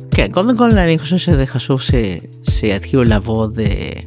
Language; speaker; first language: Hebrew; non-native, fluent; Spanish